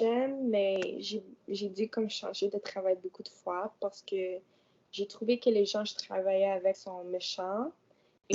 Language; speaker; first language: French; non-native, local second language; English